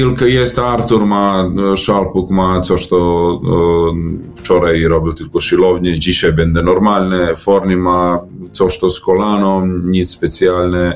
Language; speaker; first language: Polish; non-native, learner; Serbian